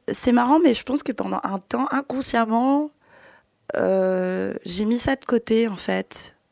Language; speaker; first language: French; early bilingual, other home language; Arabic